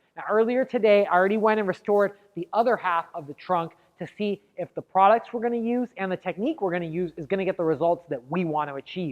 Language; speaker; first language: English; native; English